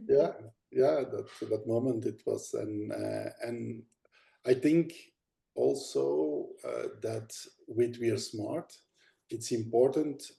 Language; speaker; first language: English; non-native, fluent; Dutch